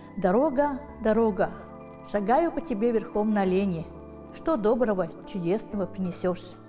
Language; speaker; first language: Russian; non-native, local second language; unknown